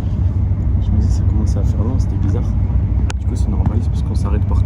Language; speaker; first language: French; native; French